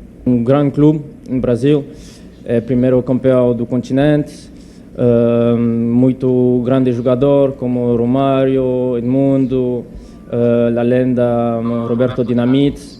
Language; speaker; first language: Portuguese; non-native, learner; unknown